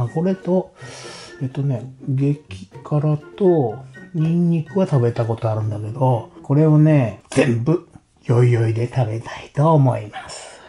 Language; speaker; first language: Japanese; native; Japanese